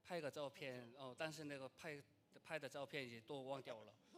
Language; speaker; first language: Chinese; non-native, learner; Korean